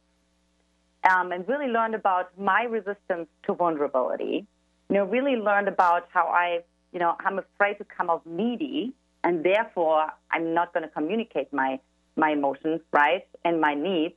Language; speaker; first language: English; non-native, fluent; German